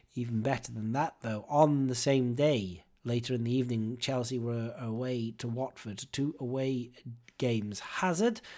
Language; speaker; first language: English; native; English